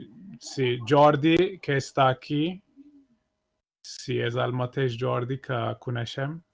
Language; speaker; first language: Catalan; non-native, fluent; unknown